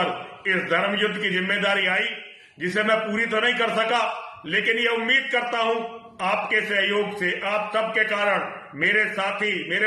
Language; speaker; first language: Hindi; native; Hindi